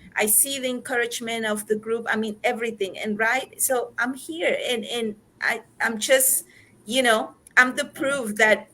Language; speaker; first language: English; non-native, fluent; Spanish